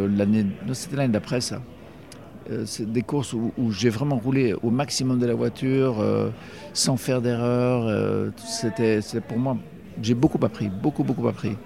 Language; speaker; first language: French; native; French